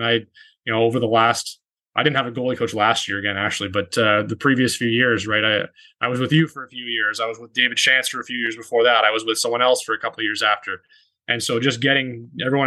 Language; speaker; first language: English; native; English